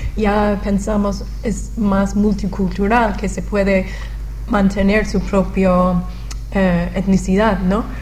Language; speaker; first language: Spanish; non-native, fluent; English